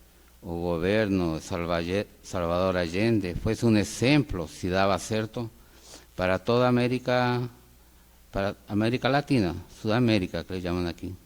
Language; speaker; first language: Portuguese; non-native, fluent; Spanish